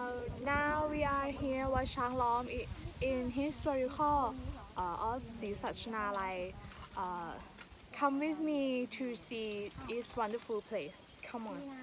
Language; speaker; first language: English; non-native, learner; Thai